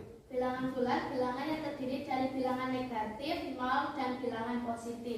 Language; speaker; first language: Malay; non-native, local second language; Javanese